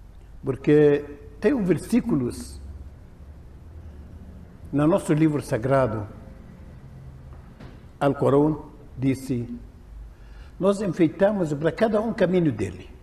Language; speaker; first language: Portuguese; non-native, learner; Arabic